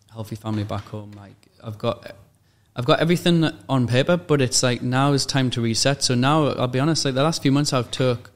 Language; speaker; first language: English; native; English